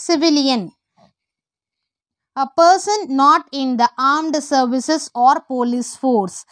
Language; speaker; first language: English; non-native, local second language; Tamil